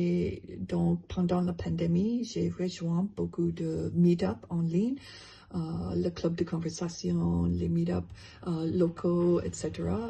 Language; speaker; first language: French; non-native, learner; English